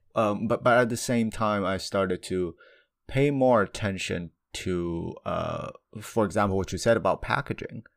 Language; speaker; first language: English; non-native, fluent; Chinese